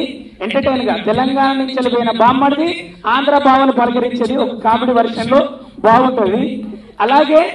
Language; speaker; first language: Telugu; native; Telugu